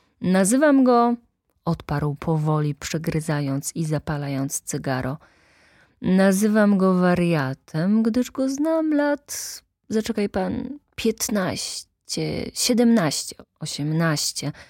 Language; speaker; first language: Polish; native; Polish